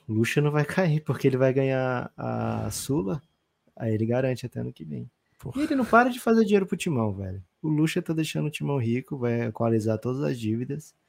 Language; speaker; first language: Portuguese; native; Portuguese